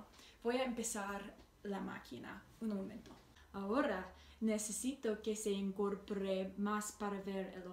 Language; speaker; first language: Spanish; non-native, learner; English